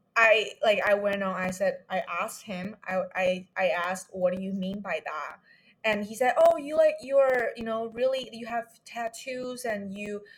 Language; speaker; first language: English; non-native, fluent; Chinese